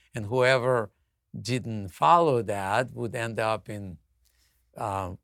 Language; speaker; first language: English; non-native, fluent; Russian